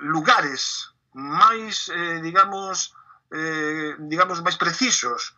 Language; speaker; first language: Galician; native; Galician